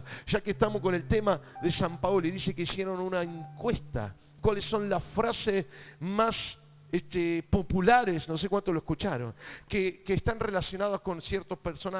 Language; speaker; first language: Spanish; native; Spanish